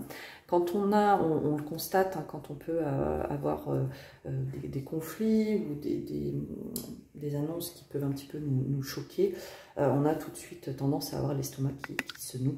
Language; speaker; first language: French; native; French